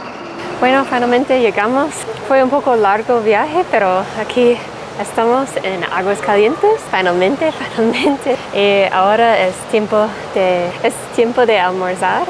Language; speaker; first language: Spanish; non-native, fluent; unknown